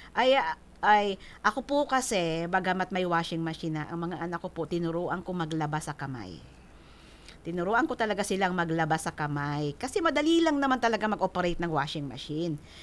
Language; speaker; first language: Filipino; non-native, local second language; Bikol